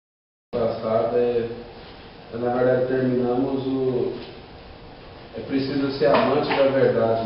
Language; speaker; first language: Portuguese; native; Portuguese